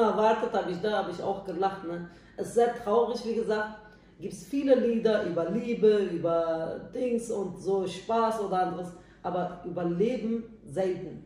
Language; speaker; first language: German; non-native, learner; Turkish